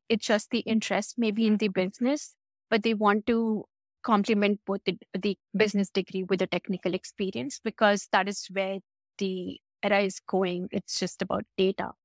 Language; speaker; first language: English; non-native, local second language; Hindi